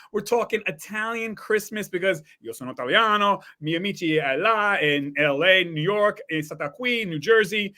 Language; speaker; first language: Italian; non-native, learner; English